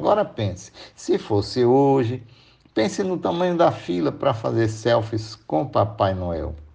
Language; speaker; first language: Portuguese; native; Portuguese